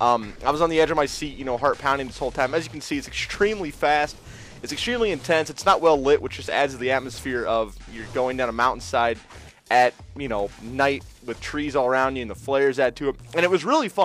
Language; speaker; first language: English; native; English